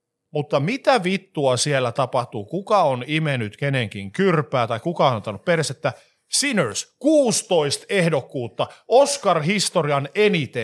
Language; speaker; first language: Finnish; native; Finnish